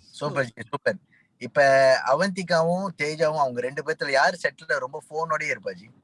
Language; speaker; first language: Tamil; native; Tamil